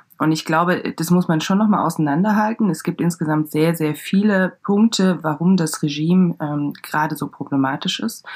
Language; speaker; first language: German; native; German